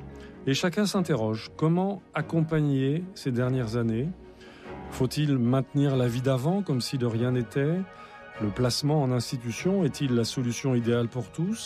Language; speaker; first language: French; native; French